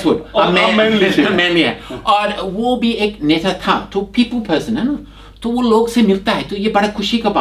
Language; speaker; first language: Hindi; non-native, fluent; English